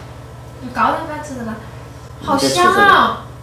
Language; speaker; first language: Chinese; native; Chinese